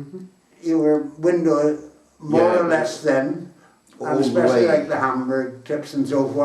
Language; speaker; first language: English; native; English